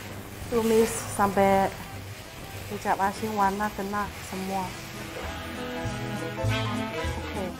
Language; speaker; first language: Indonesian; non-native, fluent; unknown